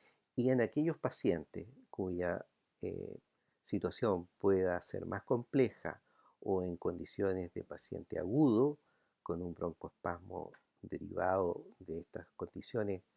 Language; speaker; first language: Spanish; native; Spanish